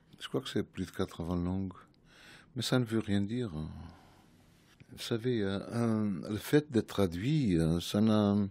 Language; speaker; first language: French; non-native, fluent; Portuguese